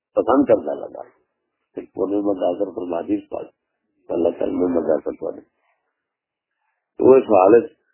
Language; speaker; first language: Urdu; non-native, local second language; Punjabi